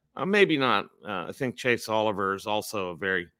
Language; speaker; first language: English; native; English